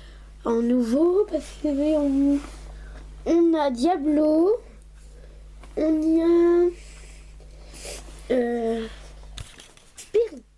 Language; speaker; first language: French; native; French